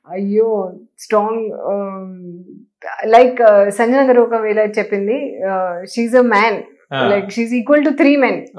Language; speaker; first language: Telugu; non-native, learner; Hindi